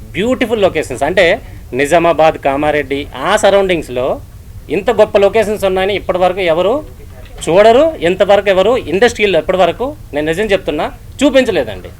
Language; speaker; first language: Telugu; native; Telugu